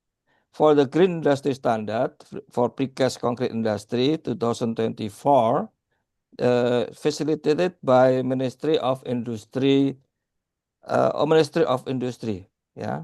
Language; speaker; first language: English; non-native, learner; Indonesian